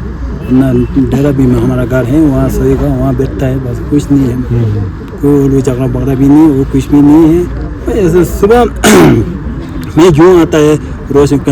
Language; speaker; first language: Hindi; non-native, local second language; Tibetan